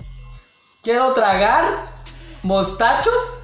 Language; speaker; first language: Spanish; native; Spanish